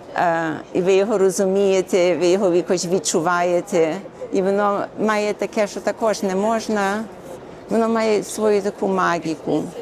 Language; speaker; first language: Ukrainian; early bilingual, heritage; Ukrainian